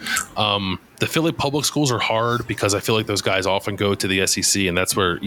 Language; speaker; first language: English; native; English